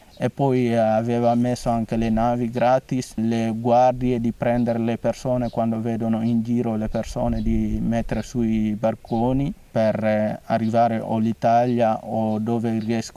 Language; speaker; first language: Italian; non-native, fluent; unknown